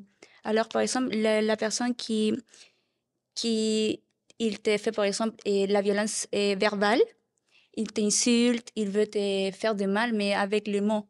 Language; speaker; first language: French; non-native, learner; Spanish